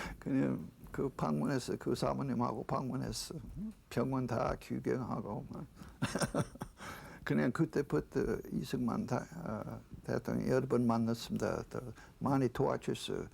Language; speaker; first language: Korean; non-native, learner; English